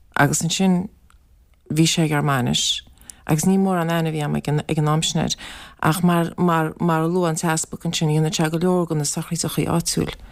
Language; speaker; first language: Irish; native; Irish